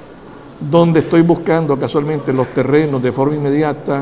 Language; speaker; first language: Spanish; native; Spanish